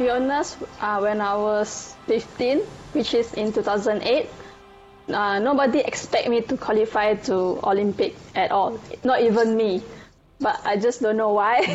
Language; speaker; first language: English; non-native, local second language; Malay